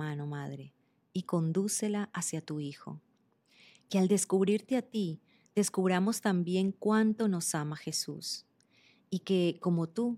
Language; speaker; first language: Spanish; native; Spanish